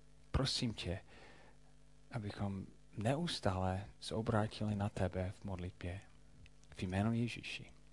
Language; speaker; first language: Czech; non-native, fluent; English